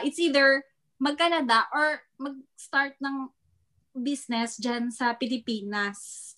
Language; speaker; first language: Filipino; non-native, local second language; Hiligaynon